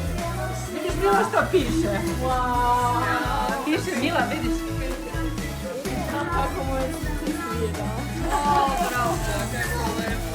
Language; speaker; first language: Bosnian; native; Bosnian